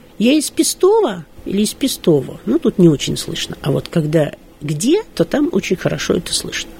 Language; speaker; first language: Russian; native; Russian